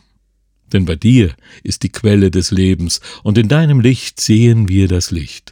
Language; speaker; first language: German; native; German